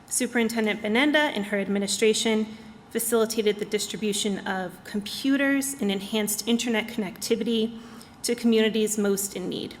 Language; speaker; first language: English; native; English